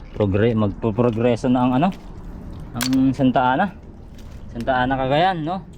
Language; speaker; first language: Filipino; native; Filipino